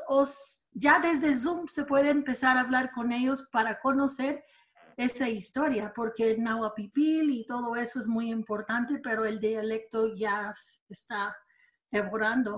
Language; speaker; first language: Spanish; early bilingual, other home language; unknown